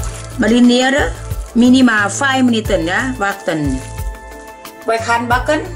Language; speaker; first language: Dutch; non-native, learner; Thai